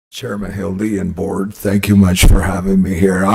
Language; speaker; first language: English; early bilingual, other home language; Spanish